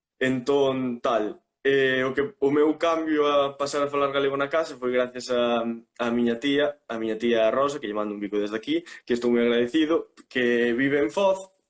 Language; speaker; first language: Galician; non-native, local second language; Spanish